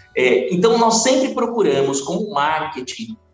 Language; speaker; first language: Portuguese; native; Portuguese